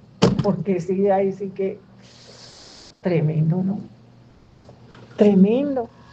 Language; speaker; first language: Spanish; native; Spanish